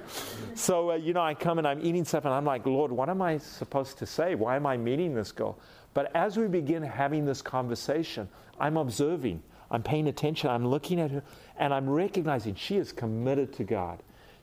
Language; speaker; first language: English; native; English